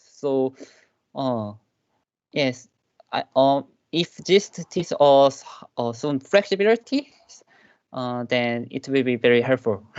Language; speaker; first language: English; non-native, learner; Korean